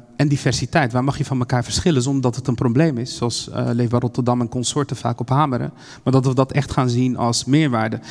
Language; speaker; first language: Dutch; early bilingual, other home language; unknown